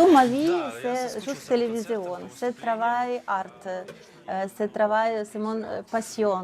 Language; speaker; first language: French; non-native, learner; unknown